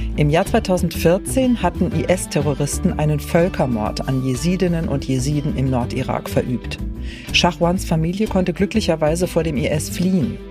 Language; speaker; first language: German; native; German